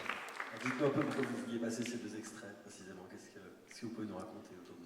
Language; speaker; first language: French; native; French